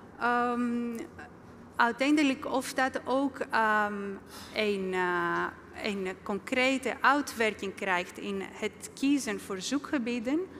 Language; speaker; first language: Dutch; non-native, fluent; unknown